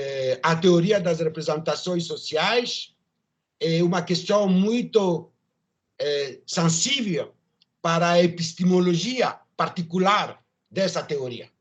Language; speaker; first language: Portuguese; non-native, learner; French